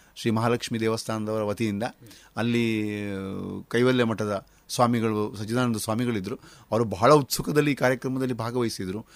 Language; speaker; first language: Kannada; non-native, local second language; Konkani